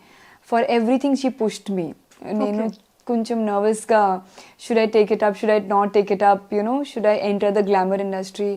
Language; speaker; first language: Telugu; non-native, learner; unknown